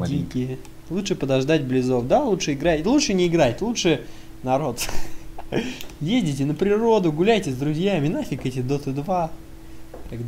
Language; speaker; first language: Russian; native; Russian